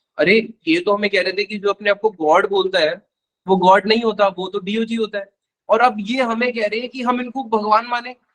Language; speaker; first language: Hindi; native; Hindi